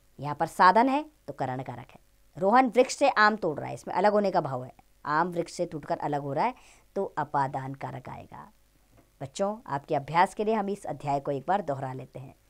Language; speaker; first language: Hindi; native; Hindi